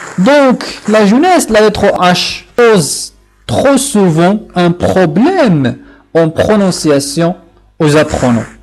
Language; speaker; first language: French; non-native, local second language; Arabic